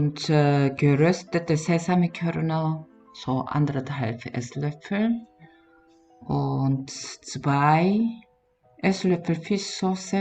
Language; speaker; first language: German; non-native, learner; Korean